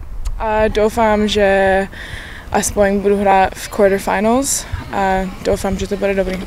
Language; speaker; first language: Czech; early bilingual, heritage; Czech